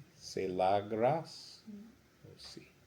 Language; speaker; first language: French; non-native, learner; English